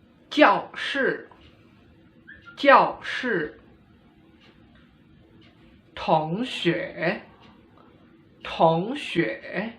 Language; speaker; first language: Chinese; non-native, fluent; Indonesian